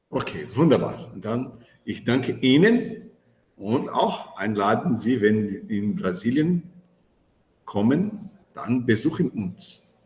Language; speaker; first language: German; non-native, learner; Portuguese